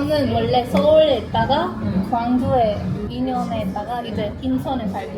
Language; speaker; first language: Korean; non-native, fluent; Hindi